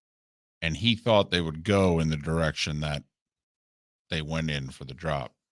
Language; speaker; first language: English; native; English